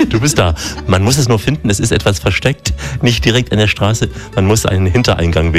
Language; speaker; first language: German; native; German